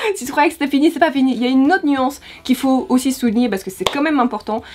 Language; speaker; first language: French; native; French